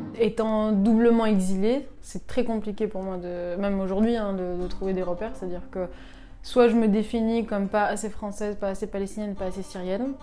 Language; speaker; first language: French; early bilingual, other home language; Arabic